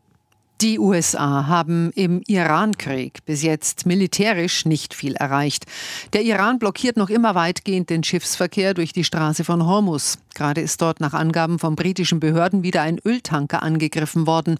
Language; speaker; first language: German; native; German